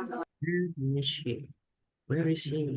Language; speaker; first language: English; non-native, fluent; Indonesian